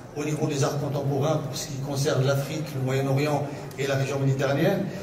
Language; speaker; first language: French; non-native, local second language; Arabic